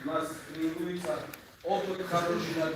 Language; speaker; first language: Russian; native; Russian